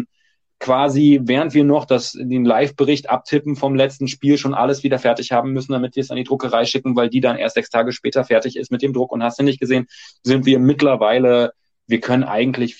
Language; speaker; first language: German; native; German